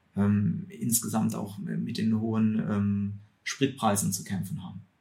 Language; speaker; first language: German; native; German